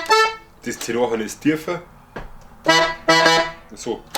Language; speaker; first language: German; native; German